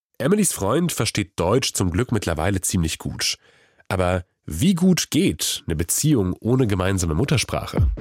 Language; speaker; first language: German; non-native, fluent; Polish